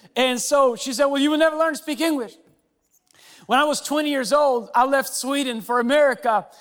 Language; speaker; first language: English; non-native, fluent; Swedish